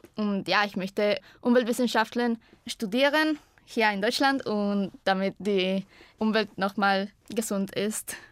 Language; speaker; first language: German; non-native, fluent; Spanish